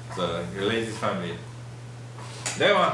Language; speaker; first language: English; non-native, fluent; Japanese